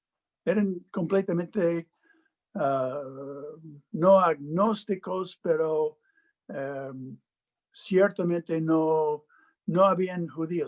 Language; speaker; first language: Spanish; non-native, fluent; English